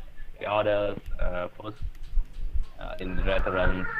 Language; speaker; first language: English; non-native, learner; Vietnamese